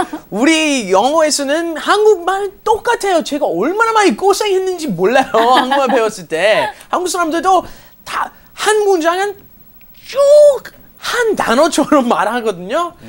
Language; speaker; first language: Korean; non-native, fluent; English